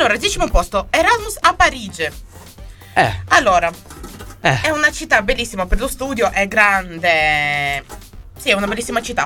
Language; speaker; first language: Italian; native; Italian